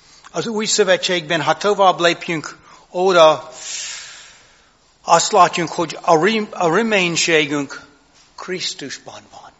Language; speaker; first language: Hungarian; non-native, fluent; English